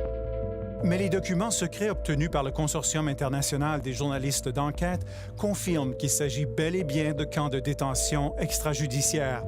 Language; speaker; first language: French; native; French